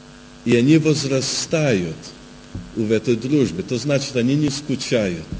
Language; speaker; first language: Russian; early bilingual, heritage; Russian